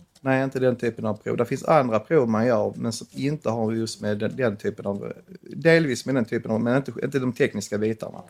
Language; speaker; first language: Swedish; native; Swedish